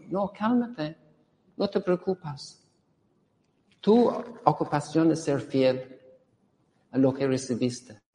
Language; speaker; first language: Spanish; non-native, fluent; English